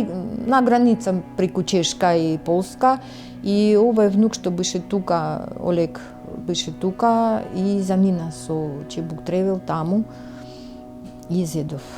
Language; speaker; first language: Macedonian; non-native, learner; Russian